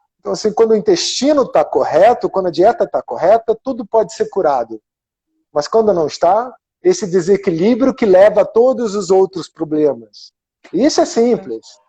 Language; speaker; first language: Portuguese; non-native, fluent; German